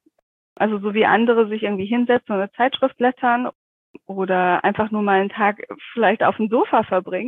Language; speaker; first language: German; native; German